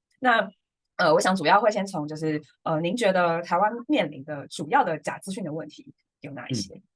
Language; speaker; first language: Chinese; native; Chinese